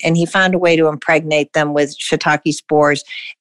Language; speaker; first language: English; native; English